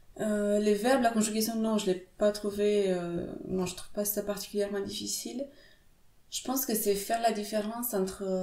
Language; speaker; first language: French; non-native, fluent; Romanian